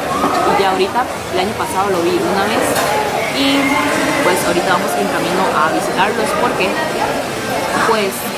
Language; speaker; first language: Spanish; early bilingual, other home language; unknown